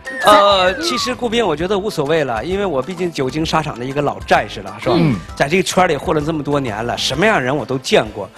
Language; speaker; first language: Chinese; native; Chinese